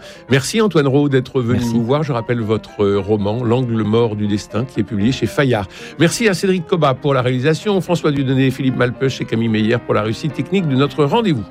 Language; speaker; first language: French; native; French